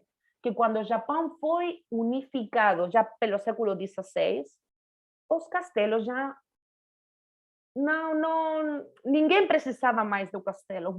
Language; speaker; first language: Portuguese; non-native, fluent; Spanish